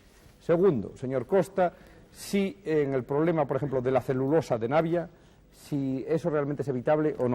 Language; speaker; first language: Spanish; native; Spanish